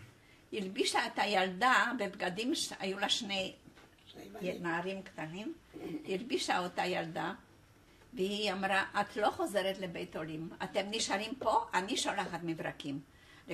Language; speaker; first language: Hebrew; non-native, fluent; Polish